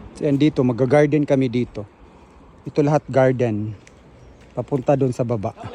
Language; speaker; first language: Filipino; non-native, local second language; Cebuano